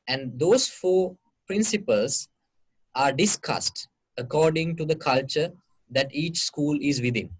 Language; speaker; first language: English; non-native, local second language; Sinhala